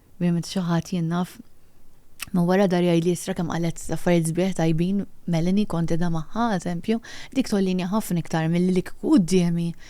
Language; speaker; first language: Maltese; native; Maltese